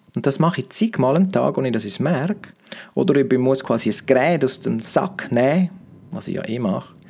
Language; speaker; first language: German; non-native, fluent; Romansh